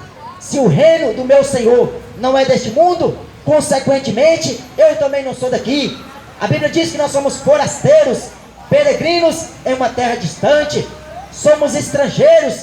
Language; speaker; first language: Portuguese; native; Portuguese